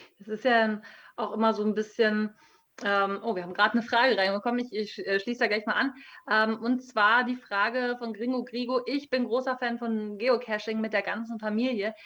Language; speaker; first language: German; native; German